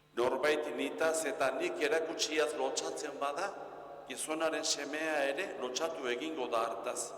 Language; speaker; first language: Basque; native; Basque